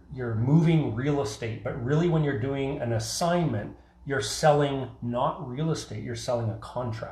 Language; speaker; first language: English; native; English